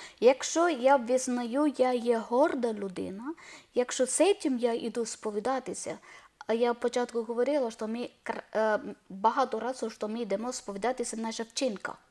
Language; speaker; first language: Ukrainian; non-native, learner; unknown